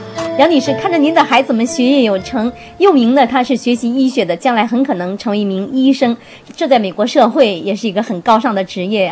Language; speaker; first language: Chinese; native; Chinese